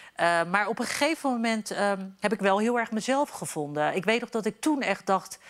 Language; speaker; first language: Dutch; early bilingual, other home language; Turkish